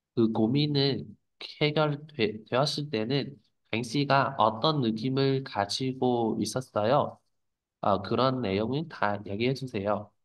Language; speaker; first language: Korean; non-native, fluent; Vietnamese